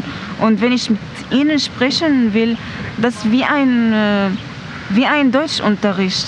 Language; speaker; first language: German; non-native, learner; Arabic